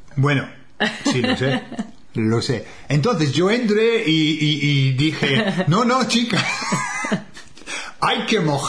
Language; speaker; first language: Spanish; non-native, fluent; English